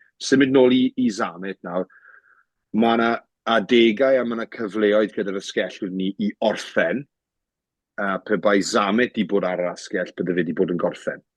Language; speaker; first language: Welsh; native; Welsh